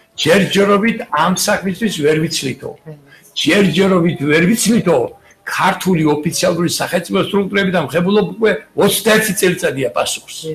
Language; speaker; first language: Georgian; native; Georgian